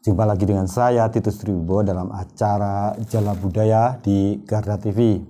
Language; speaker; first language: Indonesian; native; Indonesian